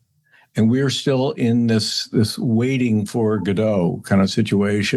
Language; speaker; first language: English; native; English